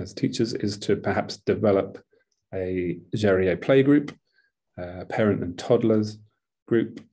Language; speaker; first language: English; native; English